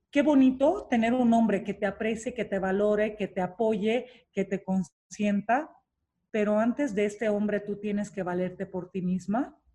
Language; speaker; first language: Spanish; non-native, fluent; Romanian